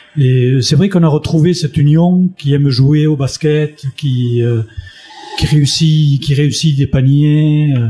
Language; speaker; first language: French; native; French